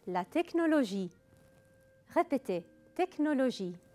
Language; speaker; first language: French; non-native, local second language; Arabic